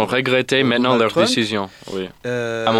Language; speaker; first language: French; non-native, fluent; English